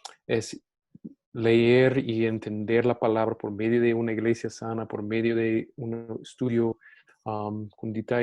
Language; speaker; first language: Spanish; non-native, fluent; English